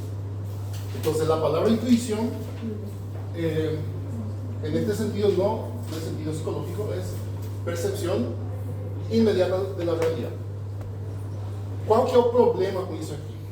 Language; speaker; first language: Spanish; non-native, fluent; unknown